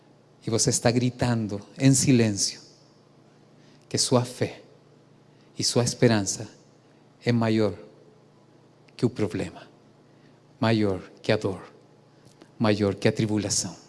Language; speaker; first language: Portuguese; non-native, fluent; Spanish